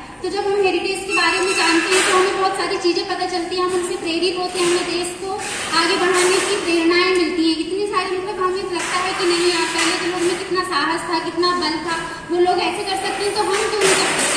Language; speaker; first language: Hindi; native; Hindi